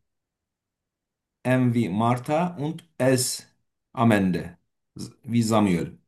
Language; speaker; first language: German; non-native, fluent; Turkish